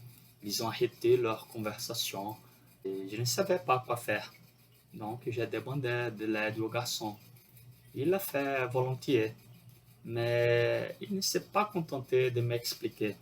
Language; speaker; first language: French; non-native, fluent; Portuguese